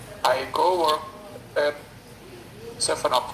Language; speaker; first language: English; non-native, learner; Indonesian